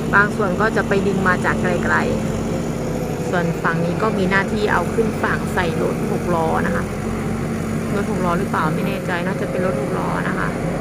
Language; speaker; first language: Thai; non-native, local second language; Northeastern Thai